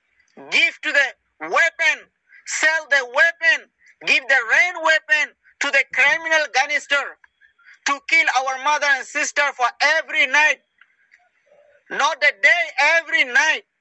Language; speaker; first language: English; non-native, learner; Rohingya